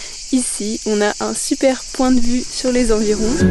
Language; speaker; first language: French; native; French